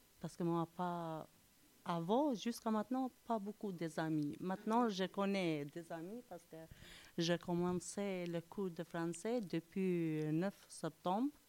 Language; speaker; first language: French; non-native, learner; Albanian